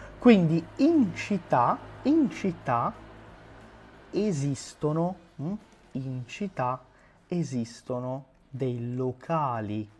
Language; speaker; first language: Italian; non-native, fluent; Portuguese